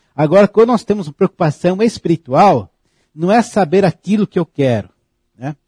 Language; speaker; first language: Portuguese; native; Portuguese